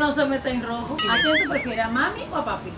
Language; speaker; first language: Spanish; native; Spanish